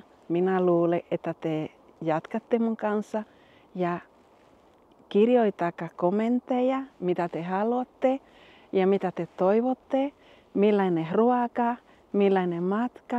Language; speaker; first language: Finnish; non-native, learner; Spanish